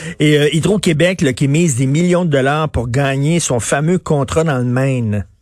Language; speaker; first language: French; native; French